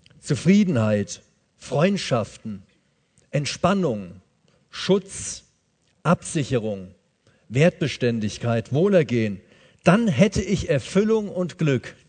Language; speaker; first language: German; native; German